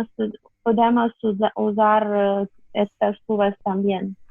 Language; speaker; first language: Spanish; non-native, fluent; Russian